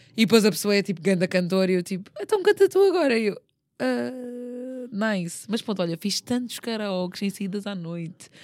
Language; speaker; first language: Portuguese; native; Portuguese